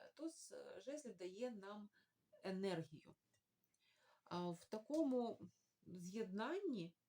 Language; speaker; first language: Ukrainian; non-native, local second language; Russian